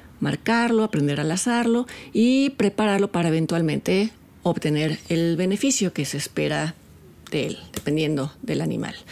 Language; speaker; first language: Spanish; native; Spanish